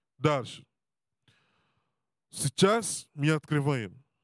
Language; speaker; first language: Russian; non-native, learner; English